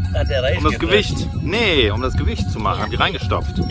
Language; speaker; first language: German; native; German